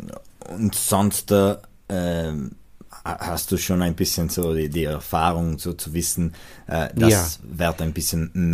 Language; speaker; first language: German; non-native, local second language; Italian